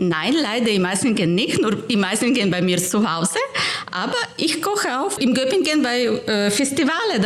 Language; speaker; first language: German; non-native, fluent; Ukrainian